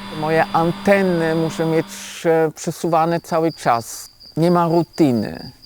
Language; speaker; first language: Polish; non-native, fluent; German